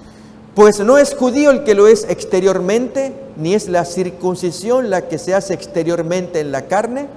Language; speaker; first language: Spanish; native; Spanish